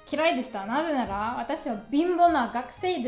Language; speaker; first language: Japanese; non-native, learner; German